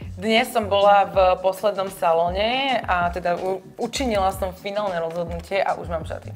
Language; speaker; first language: Slovak; native; Slovak